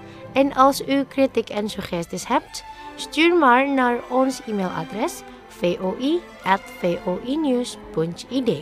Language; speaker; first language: Dutch; non-native, learner; Indonesian